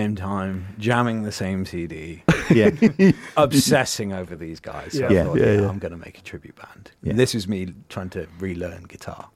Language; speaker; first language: English; native; English